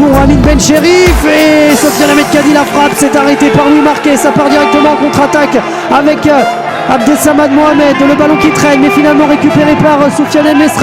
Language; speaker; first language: French; native; French